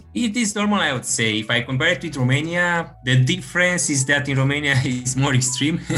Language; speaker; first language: English; non-native, fluent; Romanian